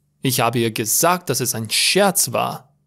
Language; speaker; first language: German; non-native, learner; Romanian